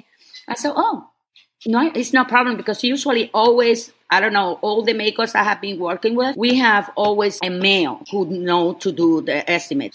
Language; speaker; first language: English; non-native, fluent; Spanish